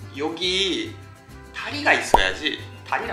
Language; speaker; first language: Korean; non-native, fluent; Japanese